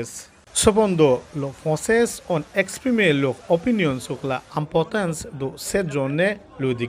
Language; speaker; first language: French; non-native, learner; Bangla